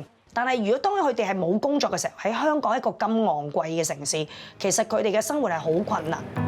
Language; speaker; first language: Cantonese; native; Cantonese